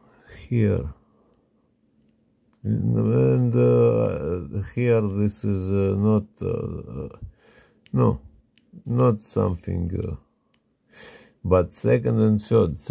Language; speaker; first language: English; non-native, learner; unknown